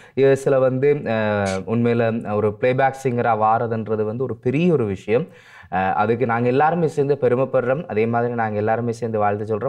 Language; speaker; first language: Tamil; native; Tamil